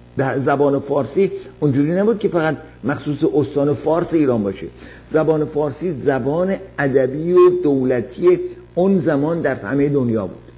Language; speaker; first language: Persian; native; Persian